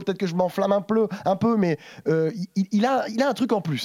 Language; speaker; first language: French; native; French